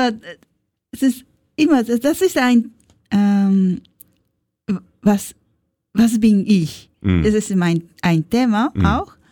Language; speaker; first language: German; non-native, learner; Japanese